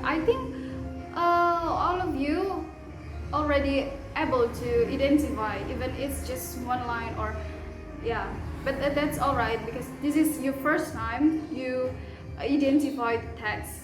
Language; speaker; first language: English; non-native, fluent; Indonesian